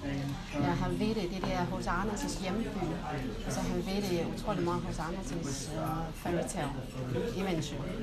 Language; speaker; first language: Danish; non-native, fluent; Chinese